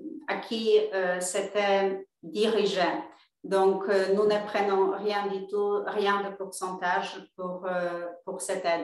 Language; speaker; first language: French; non-native, fluent; Polish